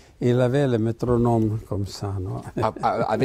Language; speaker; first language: French; non-native, fluent; Italian